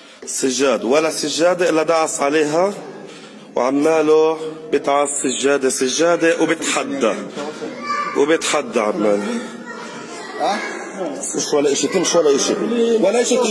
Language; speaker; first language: Arabic; native; Arabic